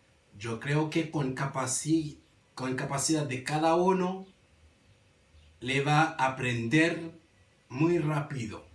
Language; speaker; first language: Spanish; non-native, learner; Haitian Creole